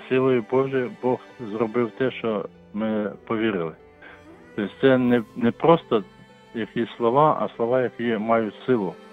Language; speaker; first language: Ukrainian; non-native, local second language; Russian